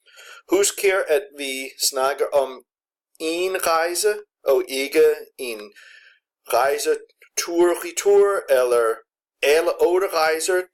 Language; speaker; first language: Danish; non-native, fluent; English